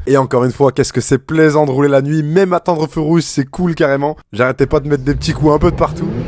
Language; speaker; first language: French; native; French